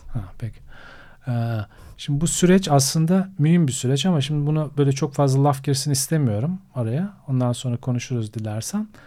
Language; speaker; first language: Turkish; native; Turkish